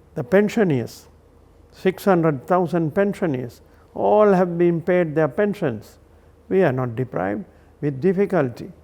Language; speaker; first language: English; non-native, local second language; Sinhala